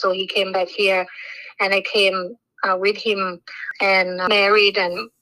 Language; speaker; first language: English; non-native, learner; Thai